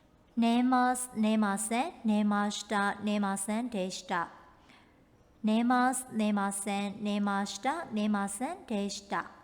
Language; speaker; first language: Japanese; non-native, fluent; Burmese